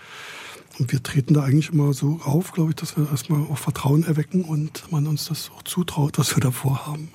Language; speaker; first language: German; native; German